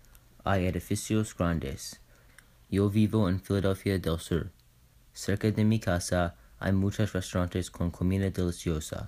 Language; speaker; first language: Spanish; non-native, learner; English